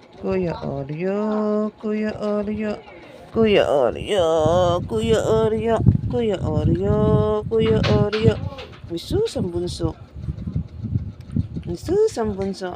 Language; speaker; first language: Filipino; non-native, local second language; Cebuano